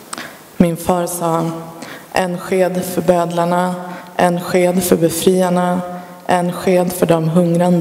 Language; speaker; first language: Swedish; early bilingual, other home language; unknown